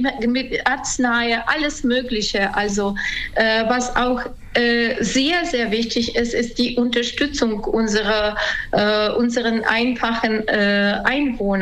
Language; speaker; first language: German; non-native, fluent; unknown